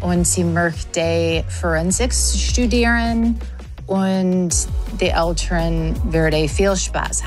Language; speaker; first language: German; non-native, learner; English